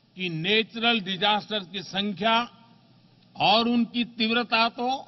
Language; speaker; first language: Hindi; non-native, local second language; Gujarati